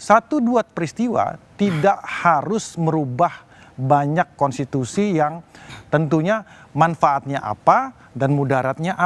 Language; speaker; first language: Indonesian; native; Indonesian